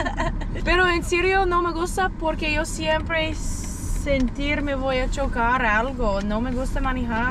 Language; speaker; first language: Spanish; non-native, learner; English